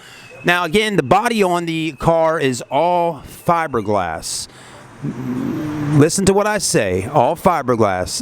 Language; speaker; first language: English; native; English